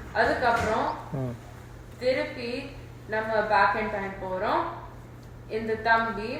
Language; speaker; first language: Tamil; early bilingual, heritage; Tamil